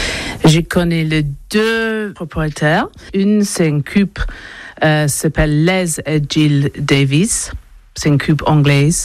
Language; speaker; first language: French; non-native, learner; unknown